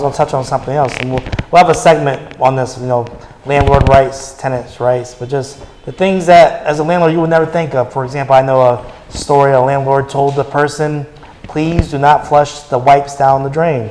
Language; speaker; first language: English; native; English